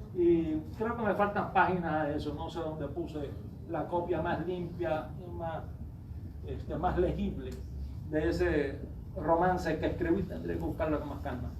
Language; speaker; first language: Spanish; native; Spanish